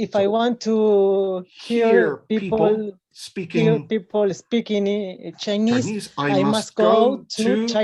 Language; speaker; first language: English; non-native, learner; Spanish